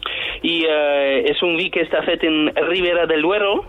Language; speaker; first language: Catalan; non-native, fluent; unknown